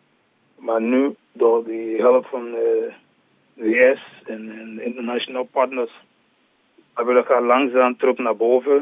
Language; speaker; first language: Dutch; non-native, learner; English